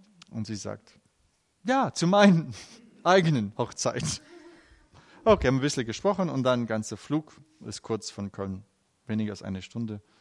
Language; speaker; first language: German; native; German